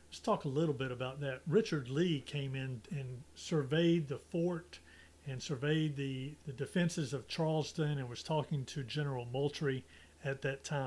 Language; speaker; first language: English; native; English